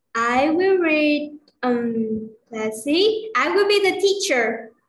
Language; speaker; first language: English; non-native, fluent; Vietnamese